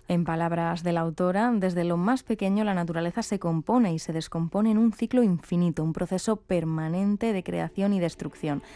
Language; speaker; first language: Spanish; native; Spanish